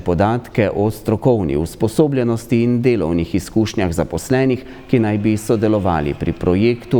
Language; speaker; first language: Slovenian; native; Slovenian